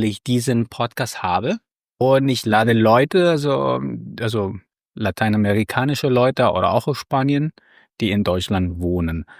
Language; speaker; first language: German; non-native, learner; Spanish